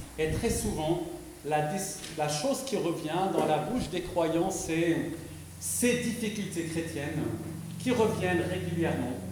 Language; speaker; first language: French; non-native, local second language; Arabic